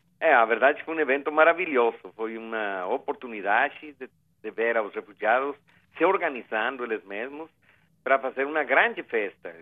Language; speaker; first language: Portuguese; non-native, fluent; Spanish